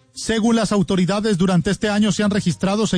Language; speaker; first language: Spanish; native; Spanish